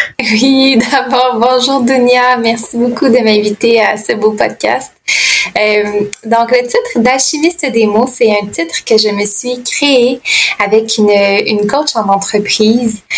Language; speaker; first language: French; native; French